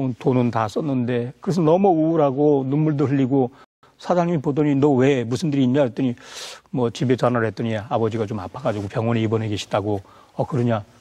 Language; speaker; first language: Korean; native; Korean